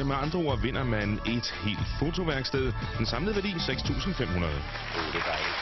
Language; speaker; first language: Danish; native; Danish